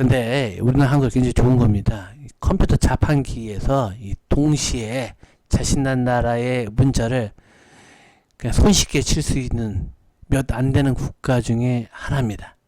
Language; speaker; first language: Korean; native; Korean